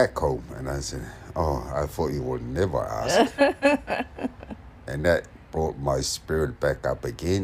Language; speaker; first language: English; non-native, fluent; Samoan